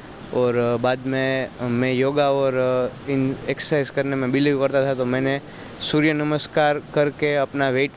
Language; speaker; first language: Hindi; non-native, local second language; Gujarati